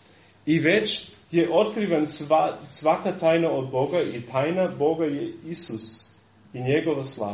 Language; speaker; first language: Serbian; non-native, fluent; German